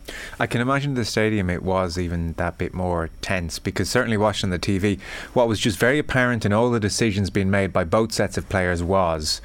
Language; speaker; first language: English; native; English